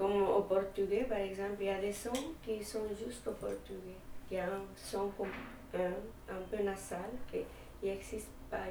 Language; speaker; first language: French; non-native, fluent; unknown